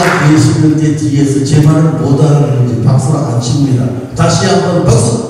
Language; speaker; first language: Korean; native; Korean